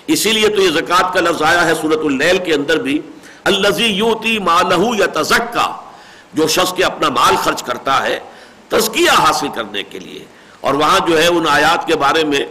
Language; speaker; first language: Urdu; native; Urdu